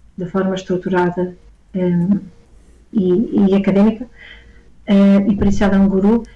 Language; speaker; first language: Portuguese; native; Portuguese